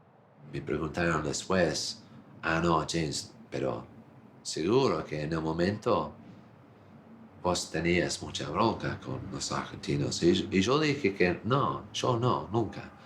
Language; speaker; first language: Spanish; non-native, fluent; English